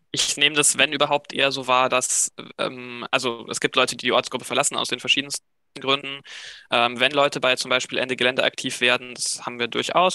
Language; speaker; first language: German; native; German